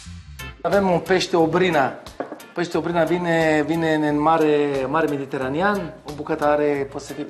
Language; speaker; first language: Romanian; non-native, learner; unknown